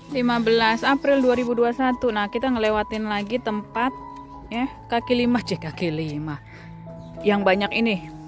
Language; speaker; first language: Indonesian; native; Indonesian